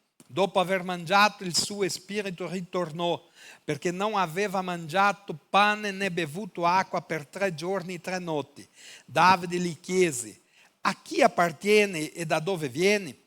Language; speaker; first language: Italian; non-native, fluent; Portuguese